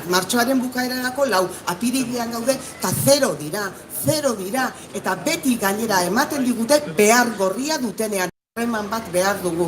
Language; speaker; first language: Basque; native; Basque